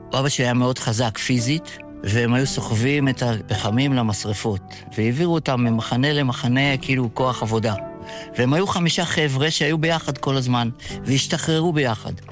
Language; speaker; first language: Hebrew; early bilingual, other home language; Yiddish